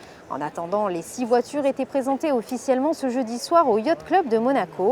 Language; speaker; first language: French; native; French